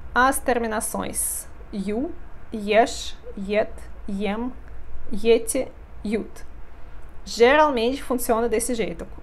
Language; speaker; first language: Portuguese; non-native, fluent; Russian